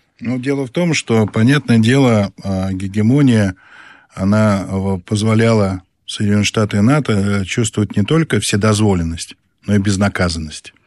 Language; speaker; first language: Russian; native; Russian